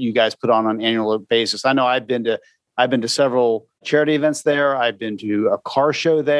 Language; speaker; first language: English; native; English